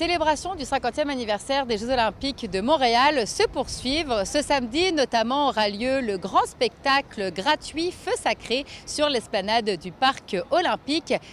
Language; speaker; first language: French; native; French